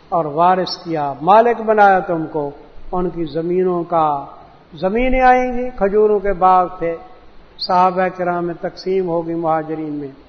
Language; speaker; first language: Urdu; non-native, local second language; Punjabi